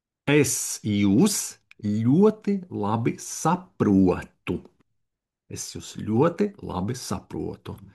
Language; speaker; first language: Latvian; non-native, learner; Russian